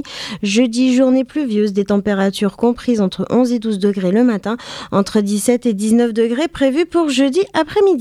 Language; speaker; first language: French; native; French